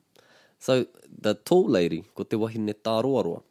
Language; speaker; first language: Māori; non-native, fluent; English